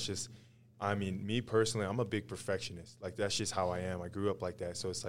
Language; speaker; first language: English; native; English